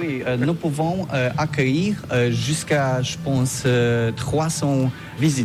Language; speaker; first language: French; non-native, learner; Polish